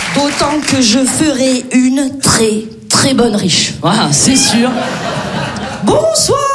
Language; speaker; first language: French; native; French